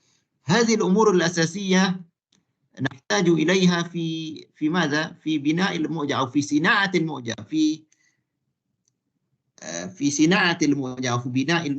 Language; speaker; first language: Arabic; non-native, fluent; Malay